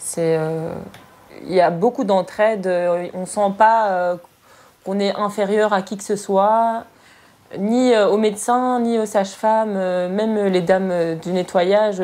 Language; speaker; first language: French; early bilingual, other home language; Arabic